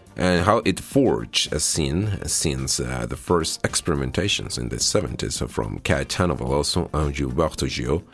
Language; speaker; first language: English; non-native, fluent; Spanish